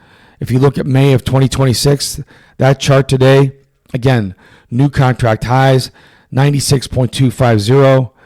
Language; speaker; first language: English; native; English